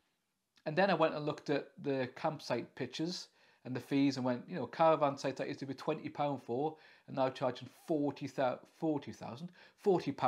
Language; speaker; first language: English; native; English